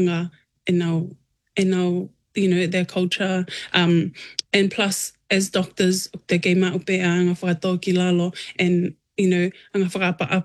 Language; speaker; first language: English; native; English